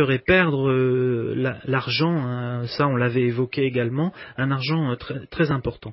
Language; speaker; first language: French; native; French